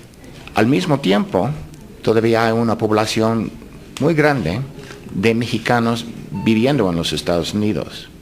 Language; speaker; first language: Spanish; non-native, fluent; English